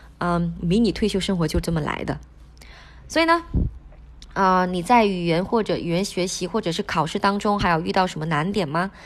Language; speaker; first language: Chinese; non-native, local second language; Min Nan Chinese